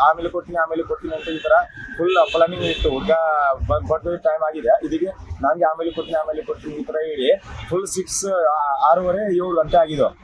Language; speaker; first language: Kannada; non-native, learner; Nepali